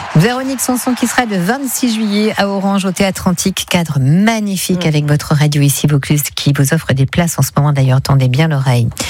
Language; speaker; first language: French; native; French